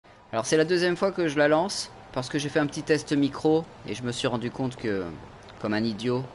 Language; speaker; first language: French; native; French